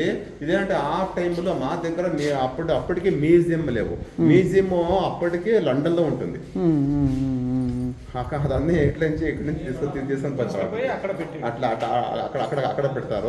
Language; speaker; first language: Telugu; non-native, local second language; Kannada